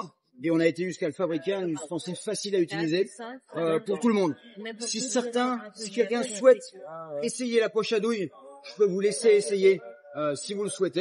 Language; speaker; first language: French; native; French